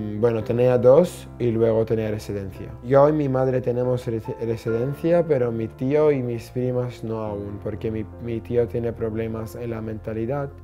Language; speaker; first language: Spanish; non-native, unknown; Arabic